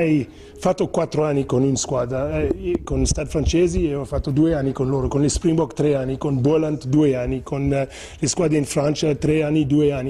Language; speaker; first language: Italian; non-native, fluent; English